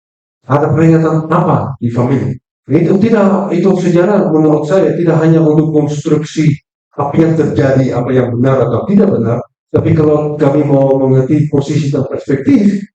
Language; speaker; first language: Indonesian; non-native, fluent; Dutch